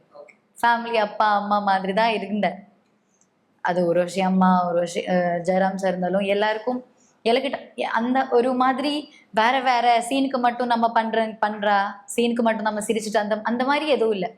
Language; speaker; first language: Tamil; non-native, learner; Malayalam